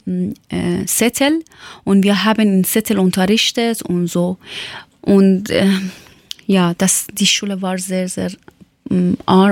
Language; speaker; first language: German; non-native, learner; Persian